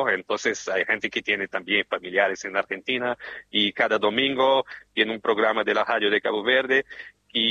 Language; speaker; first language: Spanish; non-native, fluent; Portuguese